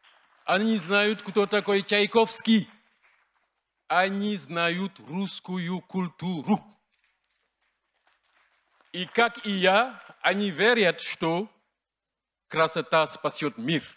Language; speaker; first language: Russian; non-native, fluent; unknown